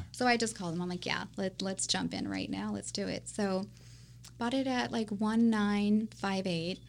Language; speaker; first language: English; native; English